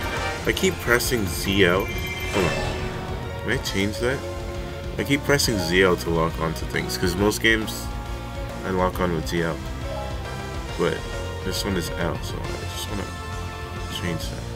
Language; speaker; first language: English; native; English